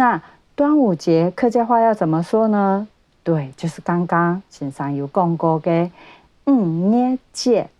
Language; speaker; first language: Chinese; native; Chinese